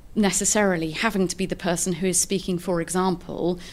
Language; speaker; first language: English; native; English